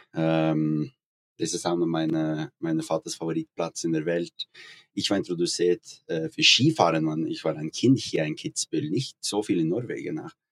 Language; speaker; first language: German; non-native, learner; Norwegian